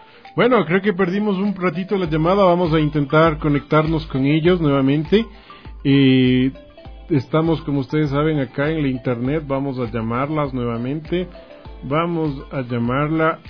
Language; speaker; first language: Spanish; native; Spanish